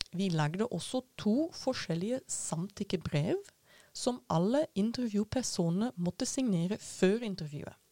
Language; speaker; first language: Norwegian; non-native, fluent; Dutch